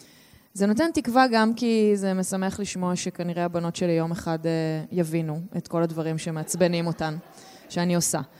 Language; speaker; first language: Hebrew; native; Hebrew